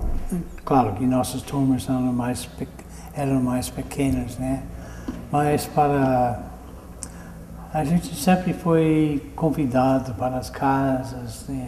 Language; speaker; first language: Portuguese; non-native, fluent; English